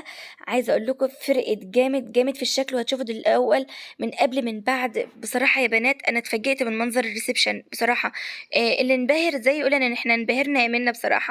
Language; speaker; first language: Arabic; native; Arabic